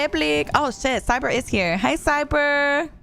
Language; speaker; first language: English; early bilingual, heritage; Spanish